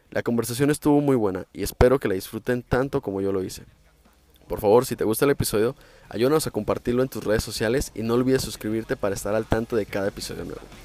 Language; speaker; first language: Spanish; native; Spanish